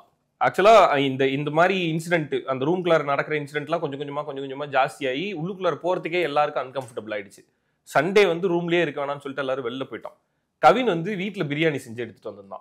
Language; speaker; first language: Tamil; native; Tamil